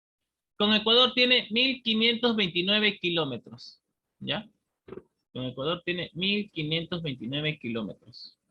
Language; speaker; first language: Spanish; native; Spanish